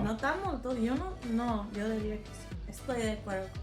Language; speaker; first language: Spanish; non-native, fluent; English